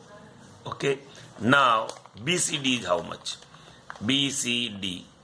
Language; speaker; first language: English; non-native, local second language; Hindi